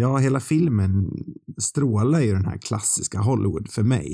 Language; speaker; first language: Swedish; native; Swedish